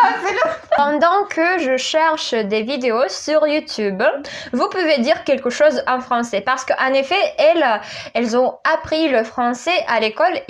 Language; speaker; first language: French; non-native, fluent; Russian